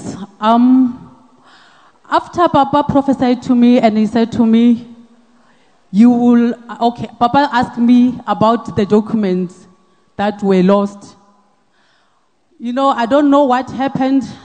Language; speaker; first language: English; non-native, local second language; Northern Sotho